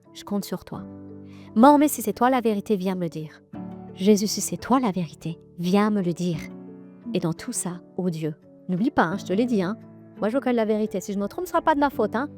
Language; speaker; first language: French; early bilingual, other home language; Persian